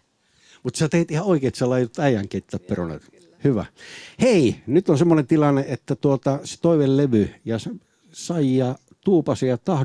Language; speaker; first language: Finnish; native; Finnish